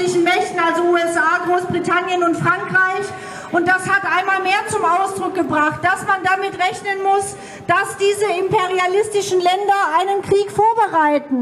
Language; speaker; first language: German; native; German